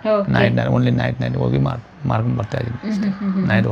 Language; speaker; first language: Kannada; non-native, learner; Nepali